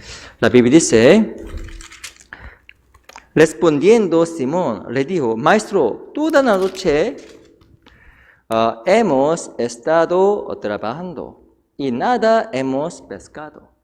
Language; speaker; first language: Spanish; non-native, fluent; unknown